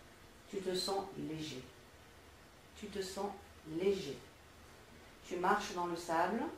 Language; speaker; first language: French; native; French